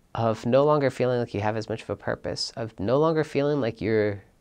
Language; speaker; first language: English; native; English